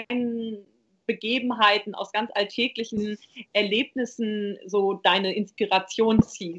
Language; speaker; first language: German; native; German